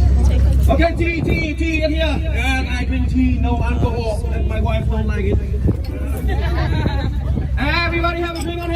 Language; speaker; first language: English; non-native, learner; Vietnamese